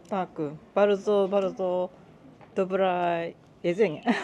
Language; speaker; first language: Polish; non-native, learner; Japanese